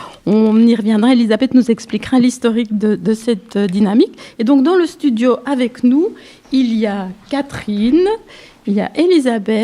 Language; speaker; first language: French; native; French